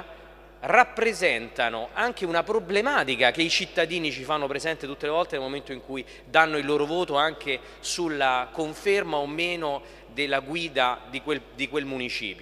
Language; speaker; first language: Italian; native; Italian